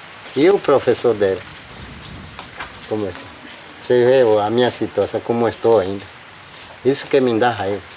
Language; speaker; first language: Portuguese; non-native, local second language; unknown